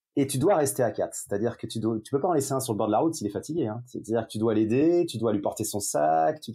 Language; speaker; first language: French; native; French